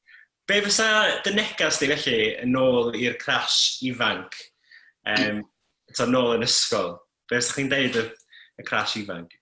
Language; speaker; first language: Welsh; native; Welsh